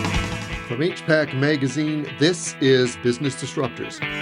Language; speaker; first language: English; native; English